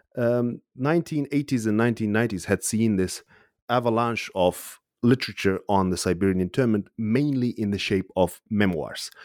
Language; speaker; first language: English; non-native, fluent; Uzbek